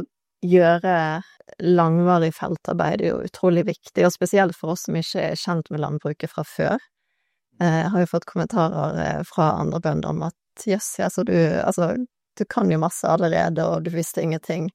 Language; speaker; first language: Norwegian; native; Norwegian